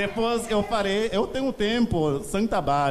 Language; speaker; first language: Portuguese; non-native, learner; Haitian Creole